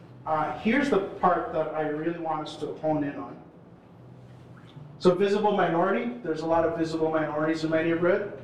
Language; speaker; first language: English; non-native, local second language; Filipino